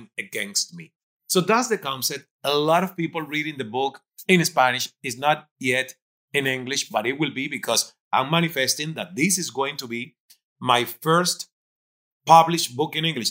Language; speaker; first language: English; non-native, fluent; Spanish